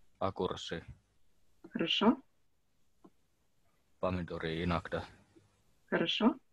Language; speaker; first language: Russian; non-native, learner; Finnish